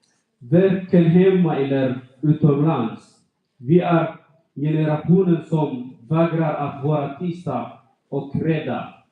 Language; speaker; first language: Swedish; non-native, fluent; Tigrinya